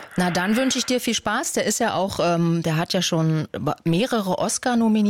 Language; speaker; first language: German; native; German